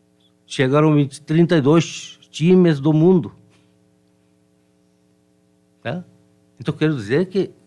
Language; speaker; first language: Portuguese; non-native, fluent; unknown